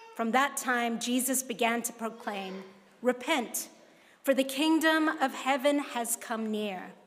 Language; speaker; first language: English; non-native, local second language; Cantonese